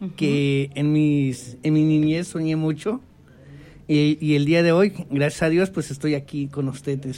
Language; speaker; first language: Spanish; non-native, local second language; Nahuatl languages